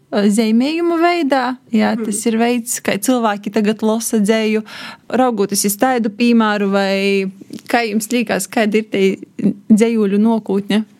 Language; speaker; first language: Latvian; native; Latvian